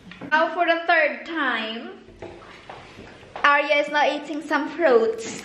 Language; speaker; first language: English; non-native, local second language; Filipino